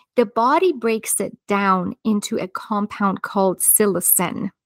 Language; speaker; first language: English; non-native, fluent; Persian